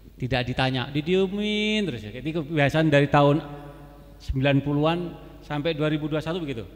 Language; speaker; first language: Indonesian; native; Indonesian